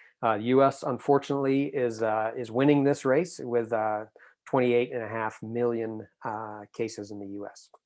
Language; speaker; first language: English; native; English